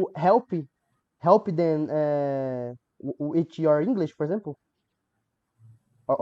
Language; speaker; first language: English; non-native, learner; Portuguese